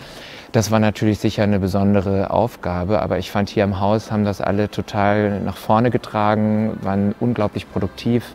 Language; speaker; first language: German; native; German